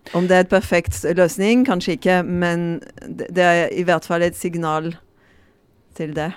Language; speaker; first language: Norwegian; non-native, fluent; French